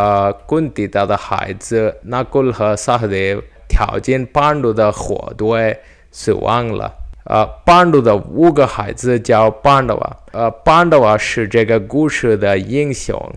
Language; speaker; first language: Chinese; non-native, learner; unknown